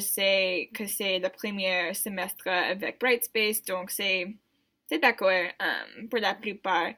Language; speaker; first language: French; non-native, learner; English